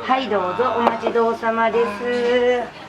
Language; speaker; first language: Japanese; native; Japanese